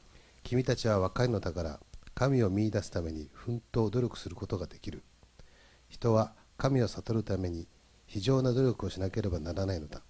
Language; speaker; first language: Japanese; native; Japanese